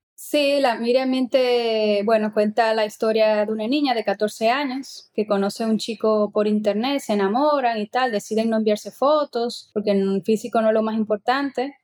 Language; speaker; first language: Spanish; native; Spanish